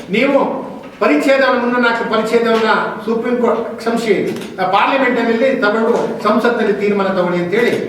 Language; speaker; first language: Kannada; non-native, local second language; Lambadi